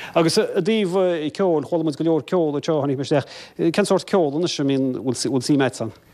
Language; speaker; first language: Irish; native; Irish